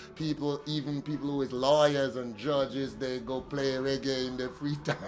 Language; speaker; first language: English; native; English